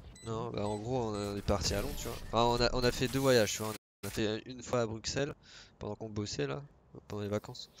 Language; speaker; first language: French; native; French